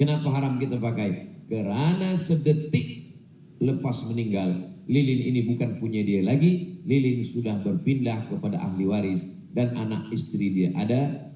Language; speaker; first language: Malay; non-native, local second language; Minangkabau